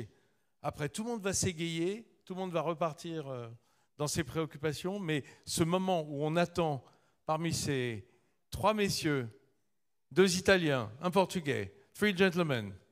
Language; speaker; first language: French; native; French